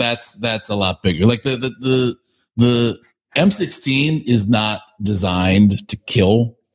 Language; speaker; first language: English; native; English